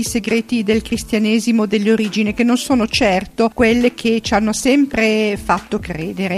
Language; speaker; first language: Italian; native; Italian